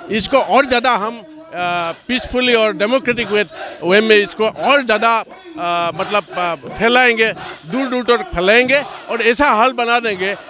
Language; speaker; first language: Hindi; non-native, local second language; Kok Borok